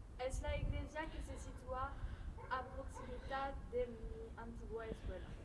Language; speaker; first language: Spanish; non-native, learner; French